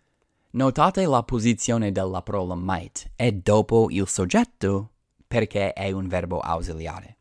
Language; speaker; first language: Italian; non-native, fluent; English